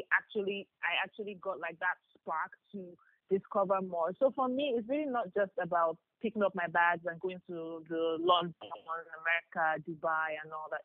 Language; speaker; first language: English; non-native, local second language; Yoruba